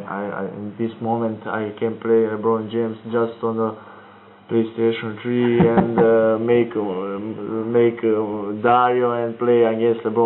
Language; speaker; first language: English; non-native, learner; Croatian